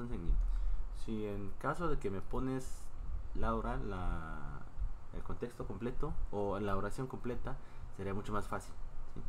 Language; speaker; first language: Spanish; non-native, fluent; Korean